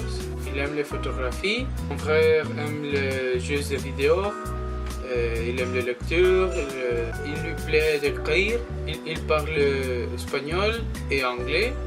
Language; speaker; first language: French; non-native, learner; Spanish